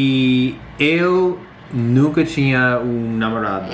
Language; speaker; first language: Portuguese; non-native, learner; English